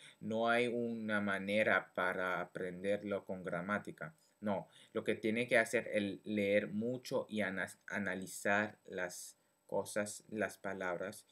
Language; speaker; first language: Spanish; non-native, fluent; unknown